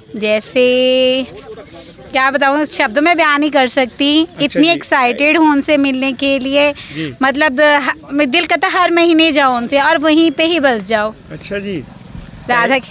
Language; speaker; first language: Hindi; non-native, local second language; Punjabi